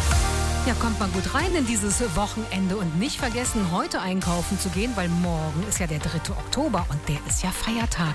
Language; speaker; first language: German; native; German